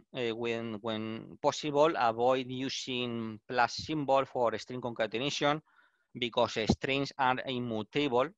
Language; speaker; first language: English; non-native, learner; Spanish